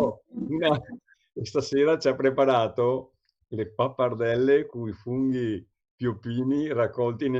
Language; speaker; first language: Italian; native; Italian